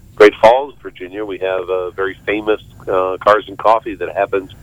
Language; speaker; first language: English; native; English